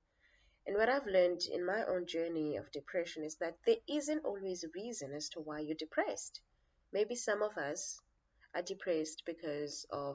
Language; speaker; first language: English; non-native, local second language; Xhosa